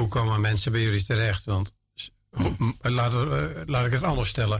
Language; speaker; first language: Dutch; native; Dutch